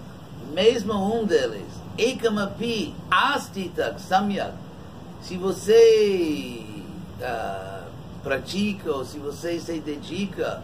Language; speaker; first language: Portuguese; non-native, fluent; English